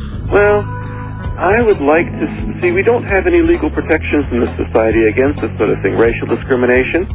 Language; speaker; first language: English; native; English